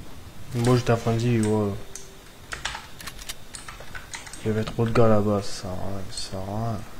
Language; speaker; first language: French; native; French